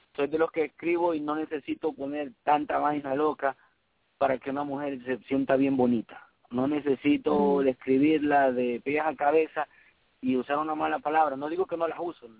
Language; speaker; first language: Spanish; early bilingual, heritage; Spanish